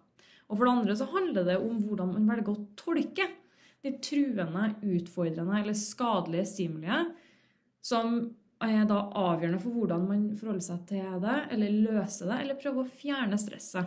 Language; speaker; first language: Norwegian; native; Norwegian